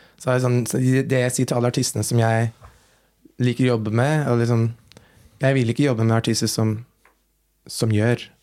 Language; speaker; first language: Norwegian; non-native, fluent; English